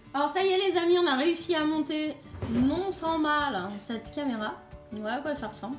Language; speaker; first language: French; native; French